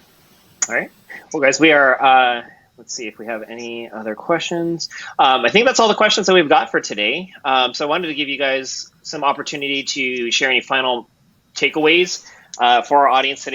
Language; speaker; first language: English; native; English